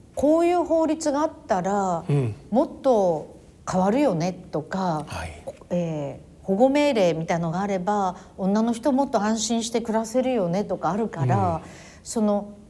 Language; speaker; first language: Japanese; native; Japanese